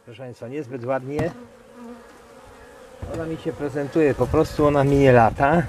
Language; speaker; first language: Polish; native; Polish